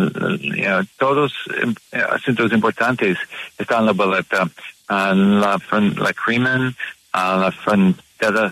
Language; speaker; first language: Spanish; non-native, learner; English